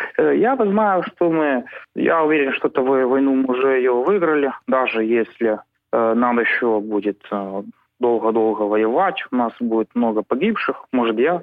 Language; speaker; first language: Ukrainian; non-native, local second language; Russian